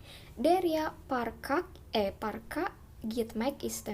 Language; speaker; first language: Turkish; non-native, fluent; Indonesian